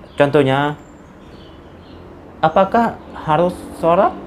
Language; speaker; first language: Indonesian; non-native, learner; Lao